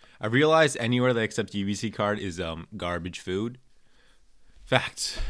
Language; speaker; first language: English; native; English